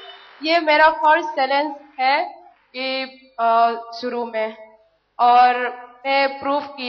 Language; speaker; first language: Hindi; non-native, local second language; Manipuri